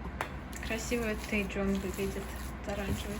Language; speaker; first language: Russian; early bilingual, other home language; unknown